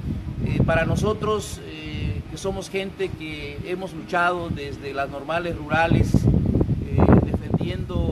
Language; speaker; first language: Spanish; native; Spanish